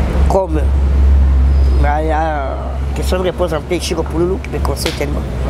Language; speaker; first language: French; non-native, local second language; Lingala